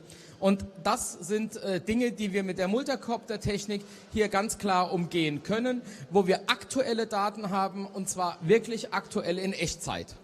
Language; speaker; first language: German; native; German